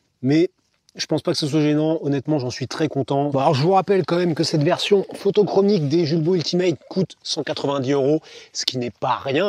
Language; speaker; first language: French; native; French